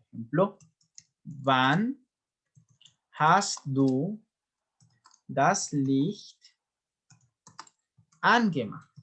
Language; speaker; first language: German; non-native, learner; Spanish